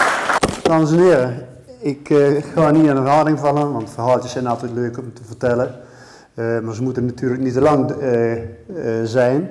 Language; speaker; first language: Dutch; native; Dutch